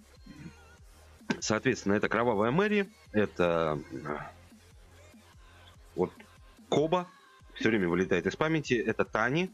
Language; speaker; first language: Russian; native; Russian